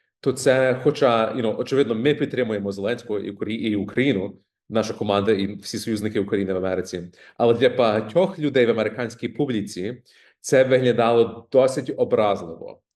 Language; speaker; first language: Ukrainian; early bilingual, heritage; Ukrainian